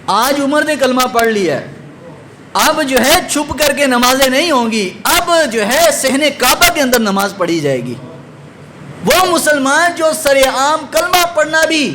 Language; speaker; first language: Urdu; non-native, local second language; Punjabi